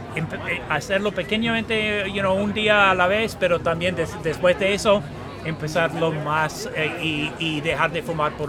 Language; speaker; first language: Spanish; non-native, fluent; English